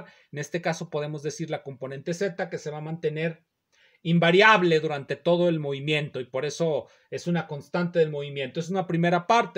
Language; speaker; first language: Spanish; native; Spanish